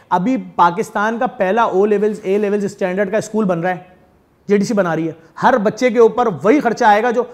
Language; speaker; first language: Urdu; native; Urdu